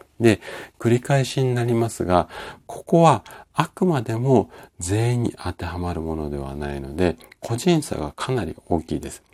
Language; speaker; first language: Japanese; native; Japanese